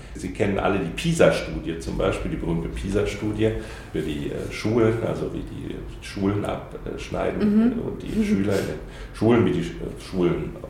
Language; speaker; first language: German; native; German